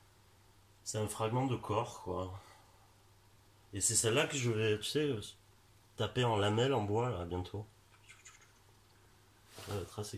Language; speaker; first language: French; native; French